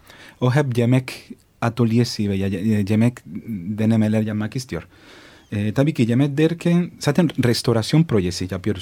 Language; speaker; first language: Turkish; non-native, fluent; Spanish